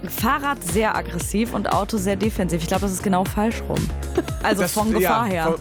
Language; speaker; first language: German; native; German